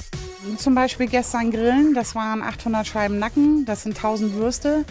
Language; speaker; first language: German; native; German